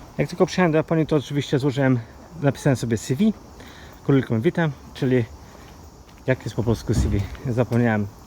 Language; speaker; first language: Polish; native; Polish